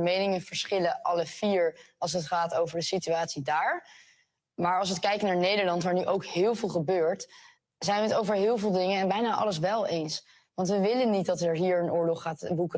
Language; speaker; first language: Dutch; native; Dutch